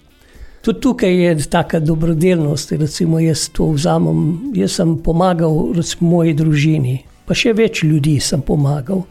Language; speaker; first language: Slovenian; non-native, fluent; Kurdish